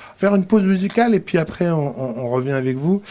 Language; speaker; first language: French; native; French